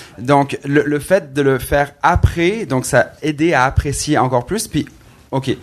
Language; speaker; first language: French; native; French